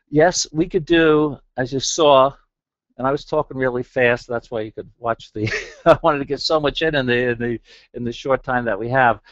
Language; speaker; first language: English; native; English